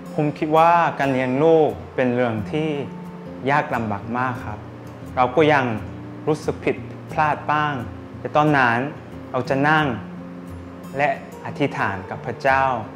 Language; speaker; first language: Thai; non-native, fluent; Korean